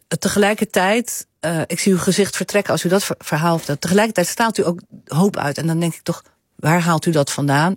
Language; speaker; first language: Dutch; native; Dutch